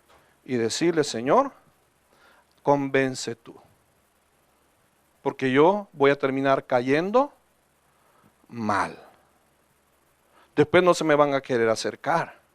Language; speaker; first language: Spanish; native; Spanish